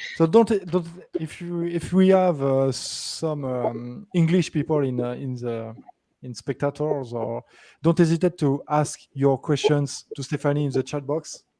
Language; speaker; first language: English; non-native, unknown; French